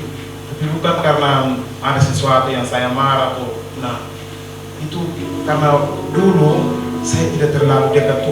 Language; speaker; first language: Indonesian; non-native, learner; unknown